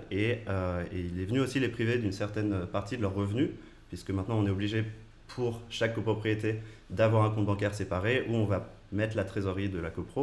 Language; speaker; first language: French; native; French